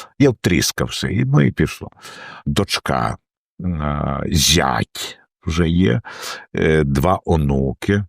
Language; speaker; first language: Ukrainian; native; Ukrainian